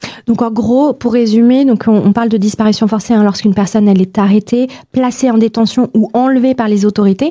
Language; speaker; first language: French; native; French